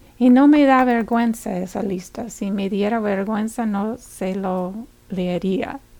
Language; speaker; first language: Spanish; non-native, fluent; English